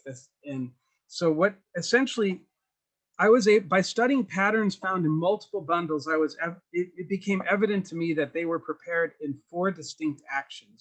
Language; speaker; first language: English; native; English